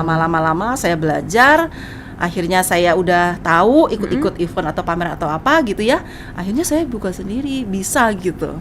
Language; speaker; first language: Indonesian; native; Indonesian